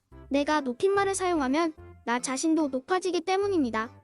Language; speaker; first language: Korean; native; Korean